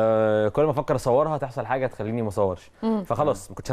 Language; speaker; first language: Arabic; native; Arabic